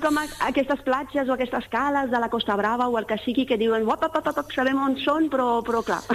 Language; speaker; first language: Catalan; non-native, fluent; French